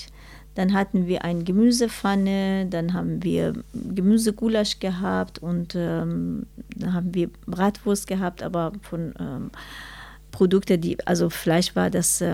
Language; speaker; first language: German; non-native, learner; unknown